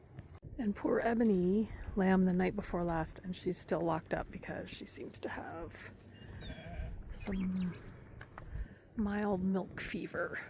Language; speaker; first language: English; native; English